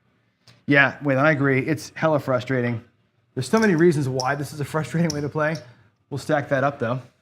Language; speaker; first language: English; native; English